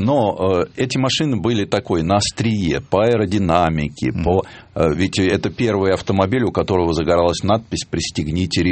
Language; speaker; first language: Russian; native; Russian